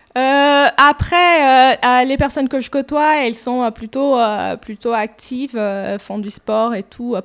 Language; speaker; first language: French; non-native, fluent; Portuguese